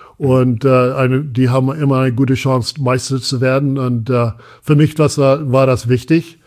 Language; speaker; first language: German; early bilingual, heritage; English